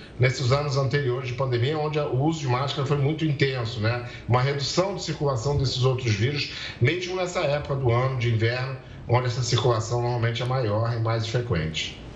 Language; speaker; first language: Portuguese; native; Portuguese